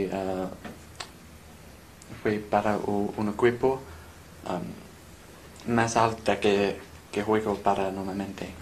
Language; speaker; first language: Spanish; non-native, learner; English